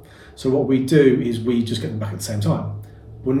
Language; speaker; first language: English; native; English